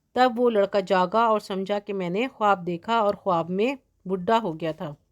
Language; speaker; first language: Urdu; native; Urdu